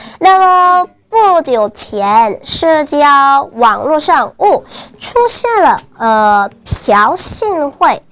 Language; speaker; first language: Chinese; non-native, fluent; Korean